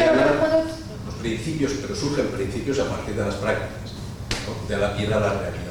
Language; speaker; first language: Spanish; native; Spanish